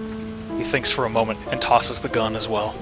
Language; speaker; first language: English; native; English